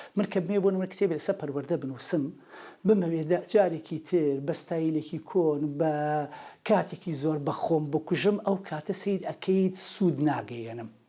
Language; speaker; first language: Central Kurdish; native; Central Kurdish